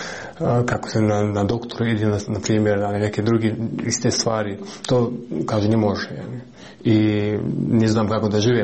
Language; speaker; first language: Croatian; non-native, learner; Chechen